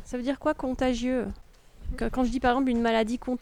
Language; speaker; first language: French; native; French